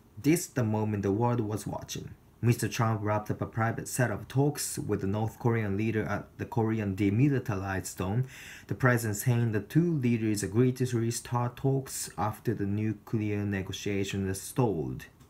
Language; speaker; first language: English; non-native, fluent; Japanese